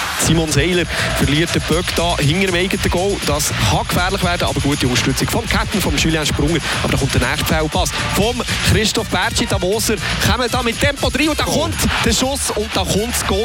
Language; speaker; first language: German; native; German